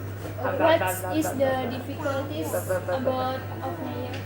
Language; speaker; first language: English; non-native, learner; Indonesian